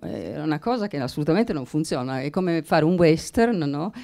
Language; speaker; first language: Italian; native; Italian